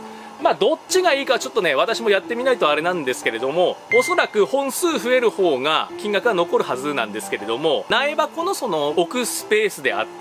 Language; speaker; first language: Japanese; native; Japanese